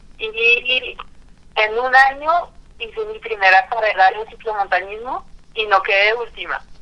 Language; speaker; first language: Spanish; non-native, fluent; French